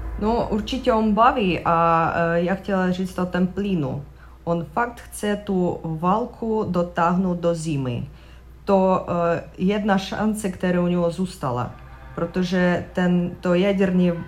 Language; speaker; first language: Czech; non-native, learner; Russian